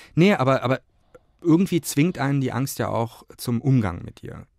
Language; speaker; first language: German; native; German